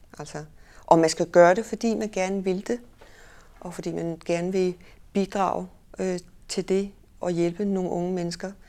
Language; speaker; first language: Danish; native; Danish